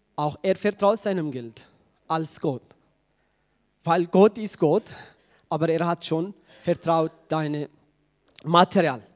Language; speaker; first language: German; non-native, learner; Tigrinya